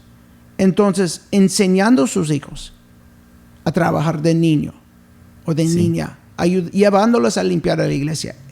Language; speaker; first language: Spanish; early bilingual, heritage; English